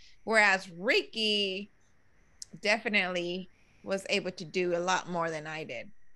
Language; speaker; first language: English; early bilingual, other home language; Spanish